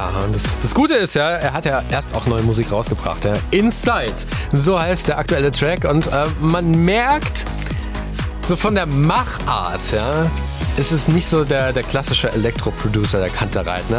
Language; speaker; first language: German; native; German